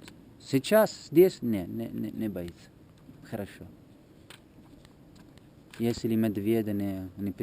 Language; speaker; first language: Russian; non-native, learner; Italian